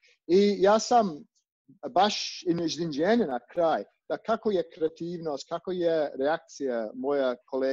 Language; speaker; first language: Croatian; non-native, learner; English